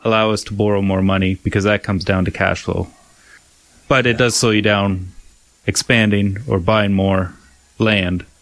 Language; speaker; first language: English; native; English